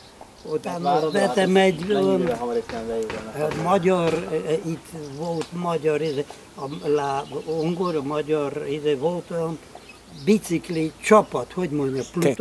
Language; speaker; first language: Hungarian; non-native, local second language; Romanian